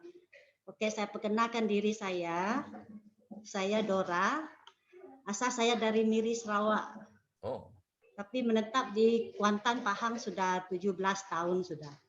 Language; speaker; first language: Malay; non-native, local second language; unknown